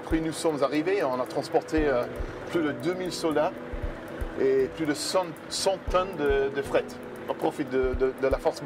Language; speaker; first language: French; non-native, fluent; English